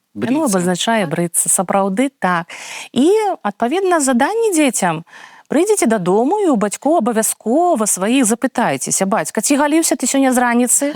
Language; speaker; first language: Belarusian; native; Belarusian